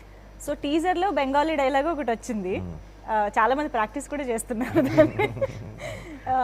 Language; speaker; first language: Telugu; native; Telugu